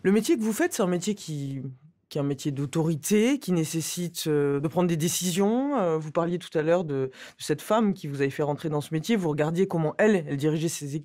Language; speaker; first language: French; native; French